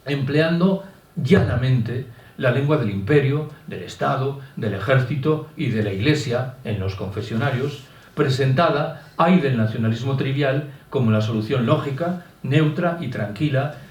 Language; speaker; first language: Spanish; native; Spanish